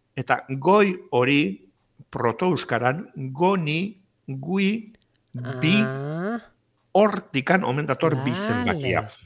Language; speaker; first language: Basque; native; Basque